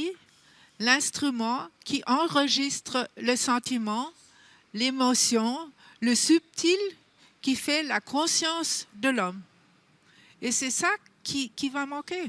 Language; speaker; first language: French; non-native, fluent; German